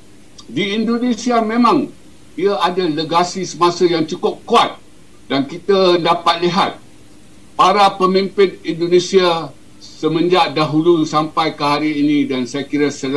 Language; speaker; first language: Malay; native; Malay